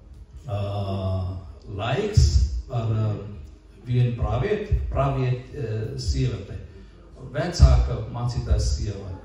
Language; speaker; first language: Latvian; non-native, learner; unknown